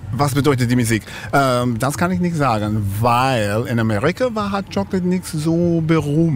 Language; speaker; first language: German; non-native, learner; English